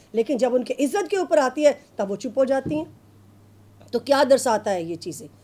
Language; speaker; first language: Hindi; non-native, local second language; Punjabi